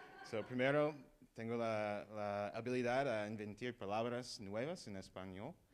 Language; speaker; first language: Spanish; non-native, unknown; English